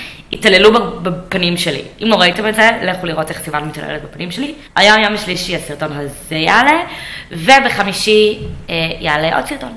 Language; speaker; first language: Hebrew; native; Hebrew